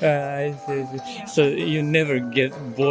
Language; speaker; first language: English; non-native, fluent; Japanese